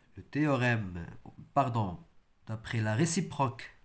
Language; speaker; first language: French; non-native, local second language; Arabic